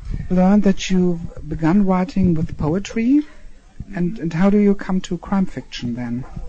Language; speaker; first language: English; non-native, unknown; German